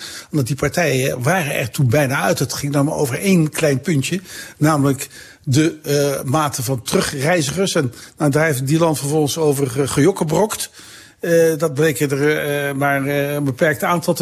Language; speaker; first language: Dutch; native; Dutch